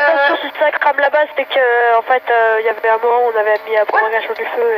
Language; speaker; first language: French; native; French